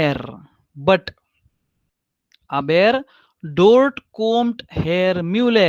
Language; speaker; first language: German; non-native, fluent; Hindi